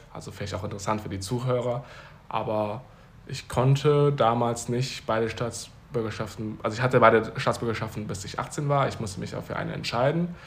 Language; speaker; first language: German; early bilingual, other home language; Chinese